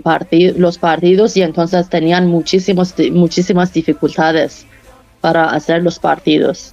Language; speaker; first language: Spanish; non-native, fluent; Persian